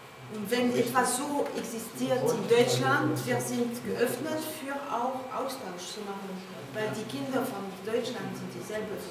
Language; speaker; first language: German; non-native, learner; French